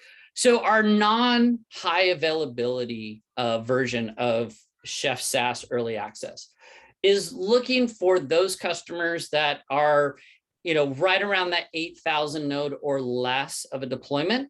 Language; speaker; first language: English; native; English